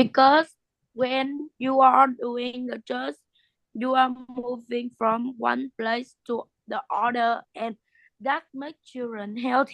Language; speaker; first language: English; non-native, learner; Vietnamese